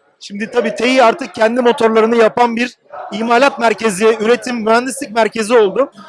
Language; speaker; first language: Turkish; native; Turkish